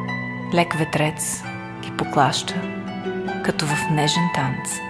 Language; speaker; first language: Bulgarian; native; Bulgarian